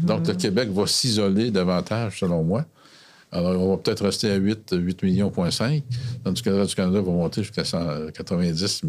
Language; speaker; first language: French; native; French